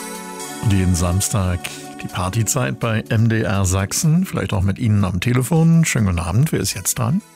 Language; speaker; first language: German; native; German